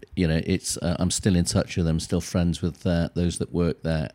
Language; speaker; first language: English; native; English